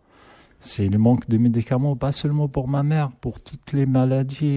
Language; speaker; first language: French; non-native, learner; Arabic